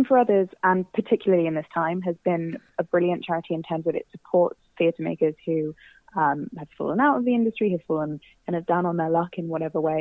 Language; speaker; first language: English; native; English